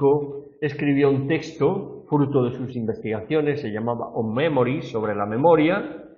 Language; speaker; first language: Spanish; native; Spanish